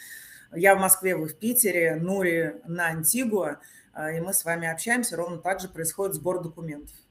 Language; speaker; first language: Russian; native; Russian